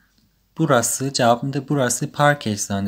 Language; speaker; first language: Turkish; non-native, fluent; Persian